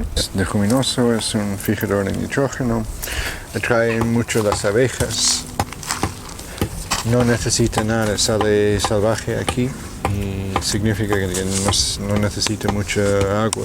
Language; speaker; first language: Spanish; non-native, fluent; English